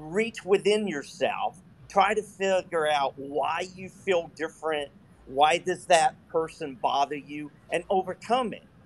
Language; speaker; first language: English; native; English